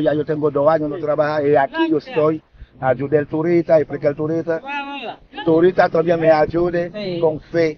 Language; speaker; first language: Spanish; non-native, learner; Haitian Creole